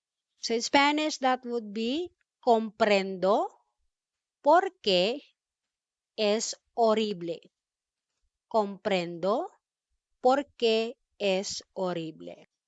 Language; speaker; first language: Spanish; non-native, fluent; Filipino